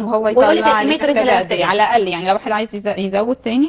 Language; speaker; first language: Arabic; native; Arabic